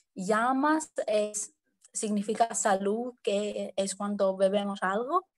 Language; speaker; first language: Spanish; non-native, fluent; Greek